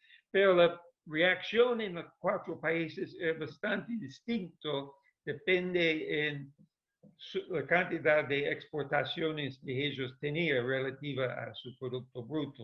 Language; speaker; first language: Spanish; non-native, fluent; English